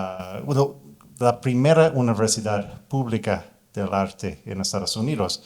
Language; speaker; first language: Spanish; non-native, fluent; English